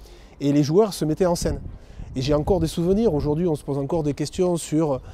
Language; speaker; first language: French; native; French